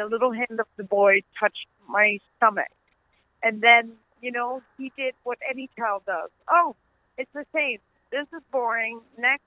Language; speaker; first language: English; non-native, fluent; Dutch